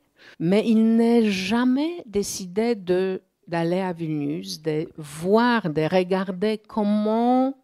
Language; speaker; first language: French; non-native, fluent; Polish